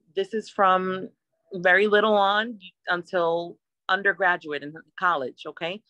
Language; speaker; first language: English; early bilingual, other home language; Spanish